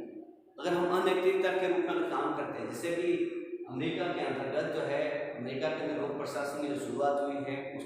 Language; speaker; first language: Hindi; native; Hindi